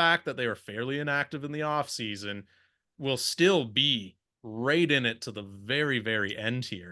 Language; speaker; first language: English; native; English